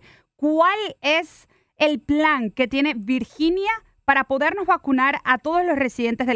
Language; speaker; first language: Spanish; native; Spanish